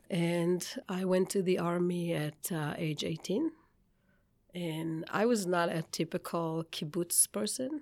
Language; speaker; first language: English; non-native, fluent; Hebrew